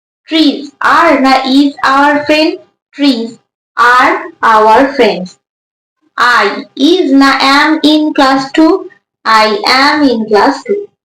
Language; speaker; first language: English; non-native, local second language; Bangla